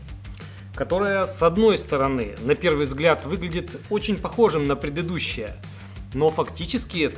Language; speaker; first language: Russian; native; Russian